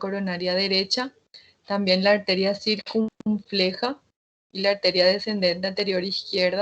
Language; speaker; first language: Spanish; native; Spanish